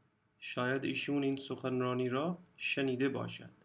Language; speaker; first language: Persian; non-native, fluent; Urdu